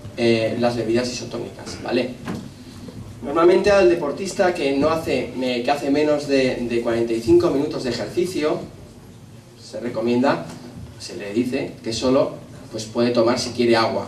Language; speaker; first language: Spanish; native; Spanish